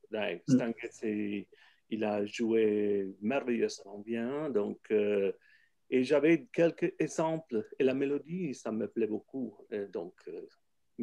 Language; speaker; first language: French; non-native, fluent; Italian